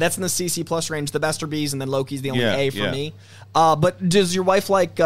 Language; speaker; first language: English; native; English